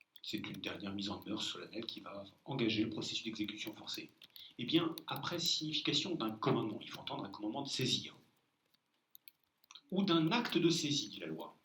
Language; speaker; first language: French; native; French